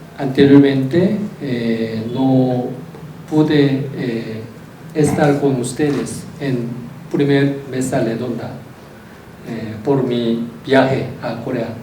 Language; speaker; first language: Spanish; non-native, learner; Korean